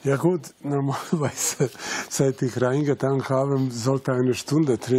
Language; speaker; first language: German; non-native, fluent; Serbian